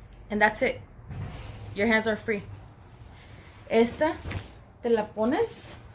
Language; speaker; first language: English; early bilingual, other home language; Spanish